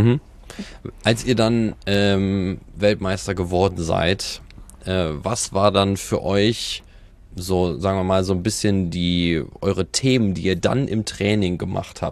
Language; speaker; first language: German; native; German